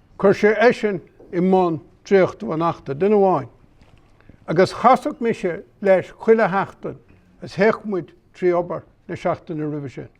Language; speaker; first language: Irish; native; Irish